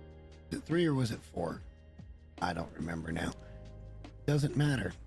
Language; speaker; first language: English; native; English